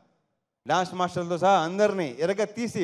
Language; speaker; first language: Telugu; native; Telugu